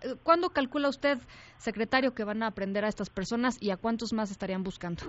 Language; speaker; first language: Spanish; native; Spanish